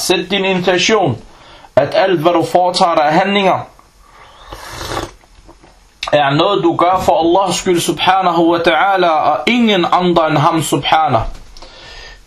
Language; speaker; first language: Danish; early bilingual, other home language; Arabic